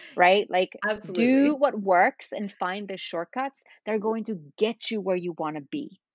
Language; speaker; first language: English; non-native, fluent; Spanish